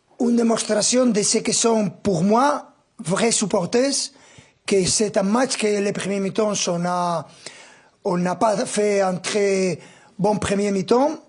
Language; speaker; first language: French; non-native, fluent; Spanish